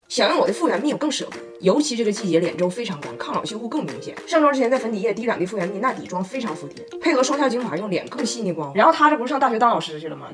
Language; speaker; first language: Chinese; native; Chinese